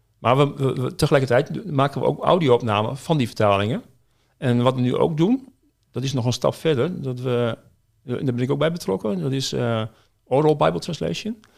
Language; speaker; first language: Dutch; native; Dutch